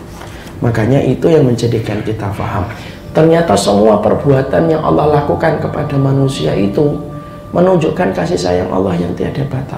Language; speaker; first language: Indonesian; native; Indonesian